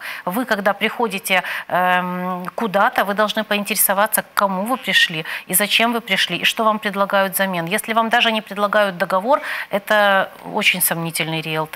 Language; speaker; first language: Russian; native; Russian